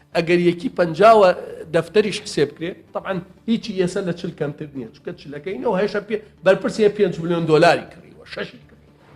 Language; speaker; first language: Central Kurdish; native; Central Kurdish